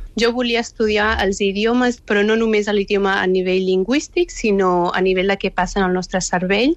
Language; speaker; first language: Catalan; early bilingual, other home language; Urdu